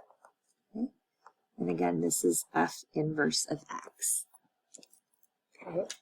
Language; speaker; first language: English; native; English